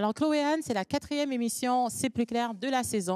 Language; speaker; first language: French; native; French